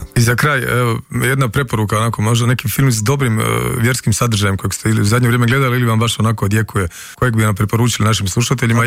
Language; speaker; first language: Croatian; native; Croatian